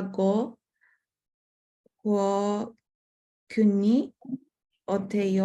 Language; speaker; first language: Korean; non-native, learner; Spanish